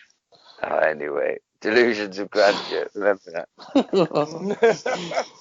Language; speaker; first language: English; native; English